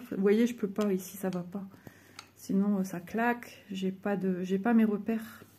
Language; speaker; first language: French; native; French